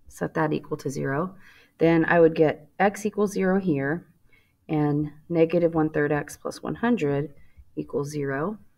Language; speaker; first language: English; native; English